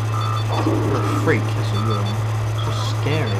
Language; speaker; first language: English; native; English